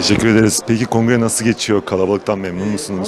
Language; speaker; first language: Turkish; native; Turkish